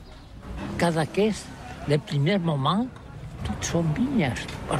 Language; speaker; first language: French; non-native, learner; Catalan